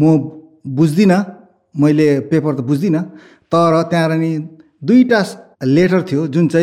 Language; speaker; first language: Nepali; native; Nepali